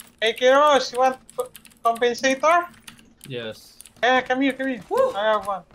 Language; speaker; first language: English; non-native, learner; Thai